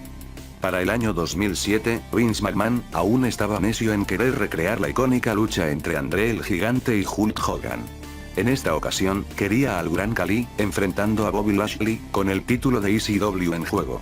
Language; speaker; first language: Spanish; native; Spanish